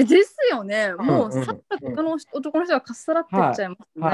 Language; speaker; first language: Japanese; native; Japanese